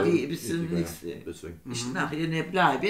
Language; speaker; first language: German; non-native, learner; Turkish